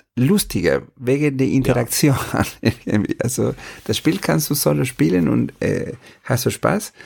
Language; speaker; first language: German; non-native, fluent; Spanish